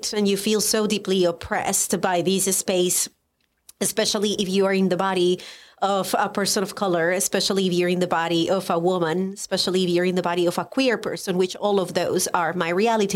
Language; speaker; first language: English; non-native, fluent; Spanish